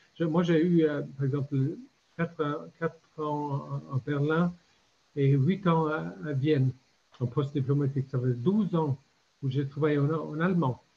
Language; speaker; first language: French; non-native, fluent; English